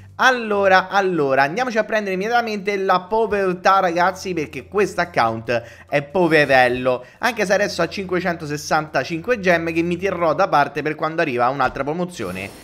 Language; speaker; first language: Italian; native; Italian